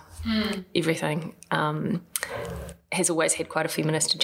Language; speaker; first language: English; native; English